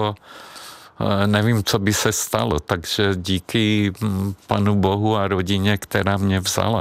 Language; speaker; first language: Czech; non-native, fluent; Hungarian